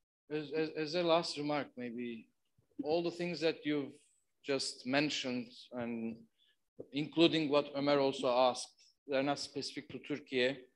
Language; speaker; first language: English; non-native, fluent; Turkish